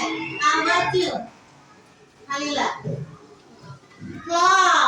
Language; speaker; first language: English; non-native, learner; Indonesian